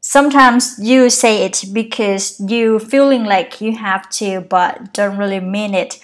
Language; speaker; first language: English; non-native, fluent; Thai